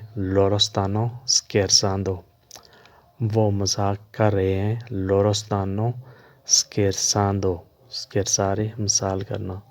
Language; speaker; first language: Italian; non-native, learner; Urdu